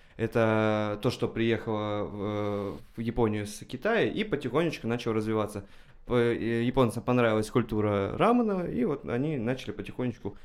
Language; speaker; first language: Russian; native; Russian